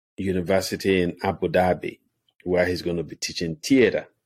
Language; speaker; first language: English; non-native, local second language; Igbo